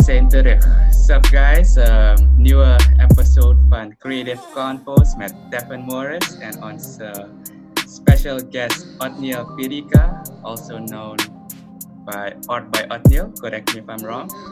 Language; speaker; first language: English; non-native, fluent; Dutch